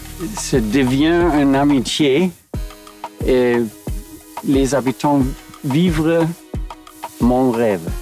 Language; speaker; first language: French; non-native, learner; German